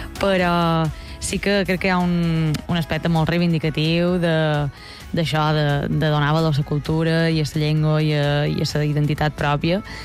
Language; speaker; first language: Catalan; native; Catalan